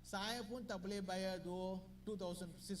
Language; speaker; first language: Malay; non-native, learner; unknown